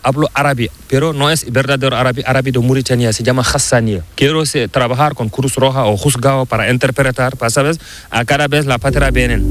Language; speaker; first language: Spanish; non-native, learner; Fula